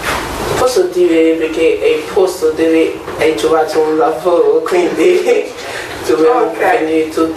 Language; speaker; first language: Italian; non-native, learner; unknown